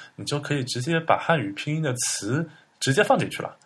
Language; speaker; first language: Chinese; native; Chinese